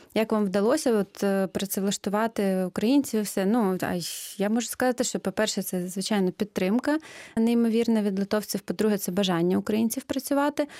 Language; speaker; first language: Ukrainian; native; Ukrainian